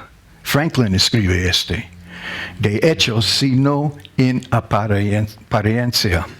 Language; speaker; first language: Spanish; non-native, learner; English